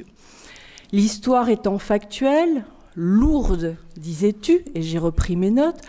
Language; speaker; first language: French; native; French